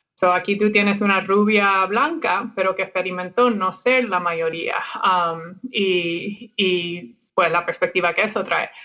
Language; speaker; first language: Spanish; non-native, fluent; English